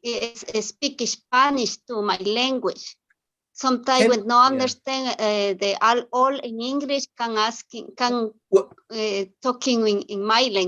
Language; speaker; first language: English; non-native, learner; Spanish